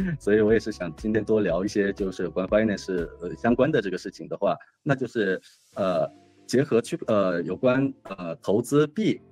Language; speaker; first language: Chinese; non-native, fluent; Korean